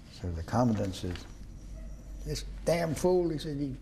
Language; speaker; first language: English; native; English